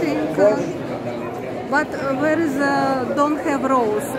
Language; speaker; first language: English; non-native, learner; Russian